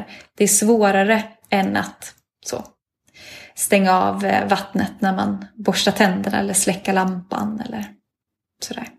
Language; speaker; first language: Swedish; native; Swedish